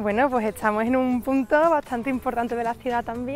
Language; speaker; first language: Spanish; native; Spanish